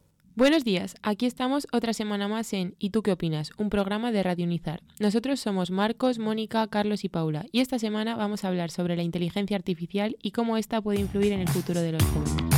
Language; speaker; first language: Spanish; native; Spanish